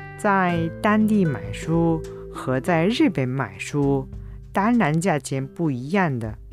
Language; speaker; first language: Chinese; non-native, fluent; Japanese